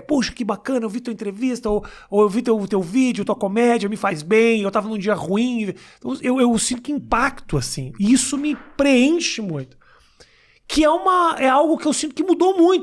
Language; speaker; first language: Portuguese; native; Portuguese